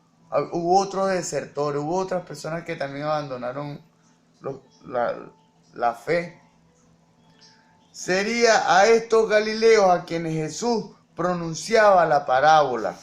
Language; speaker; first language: Spanish; native; Spanish